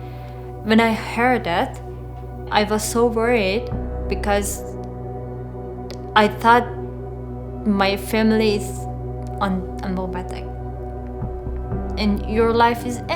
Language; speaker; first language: English; non-native, learner; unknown